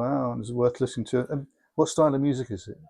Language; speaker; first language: English; native; English